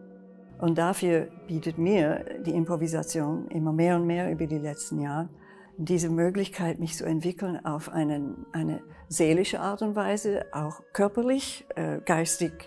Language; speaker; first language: German; non-native, fluent; English